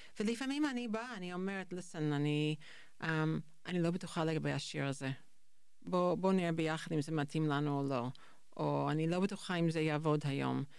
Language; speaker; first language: Hebrew; non-native, fluent; English